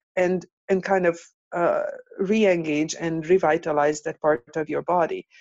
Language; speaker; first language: English; non-native, fluent; Hungarian